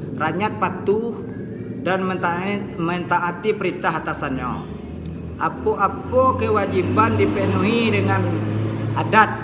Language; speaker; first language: Malay; non-native, local second language; Minangkabau